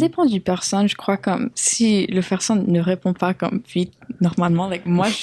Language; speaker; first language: French; non-native, local second language; English